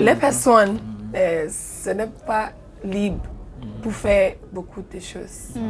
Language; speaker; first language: French; non-native, learner; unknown